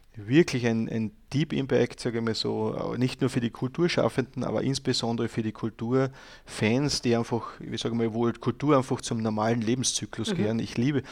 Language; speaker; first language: German; native; German